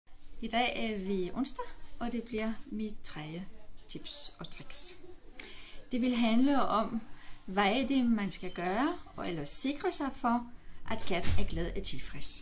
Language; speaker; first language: Danish; non-native, fluent; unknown